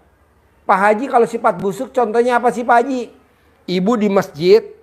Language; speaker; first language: Indonesian; native; Indonesian